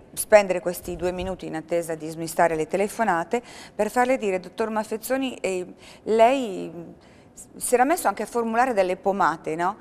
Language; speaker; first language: Italian; native; Italian